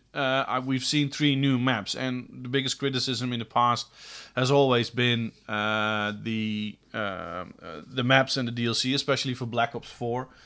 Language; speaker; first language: English; non-native, fluent; Dutch